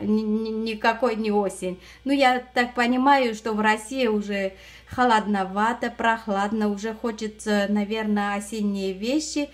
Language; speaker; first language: Russian; non-native, fluent; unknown